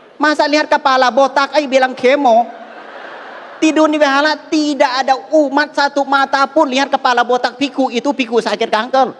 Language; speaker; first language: Indonesian; non-native, fluent; Thai